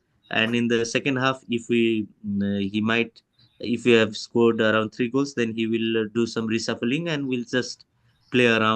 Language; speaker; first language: English; non-native, fluent; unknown